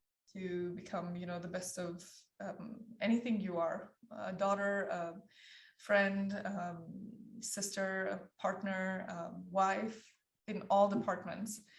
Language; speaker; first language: English; early bilingual, other home language; Persian